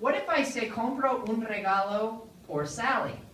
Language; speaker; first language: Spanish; non-native, fluent; English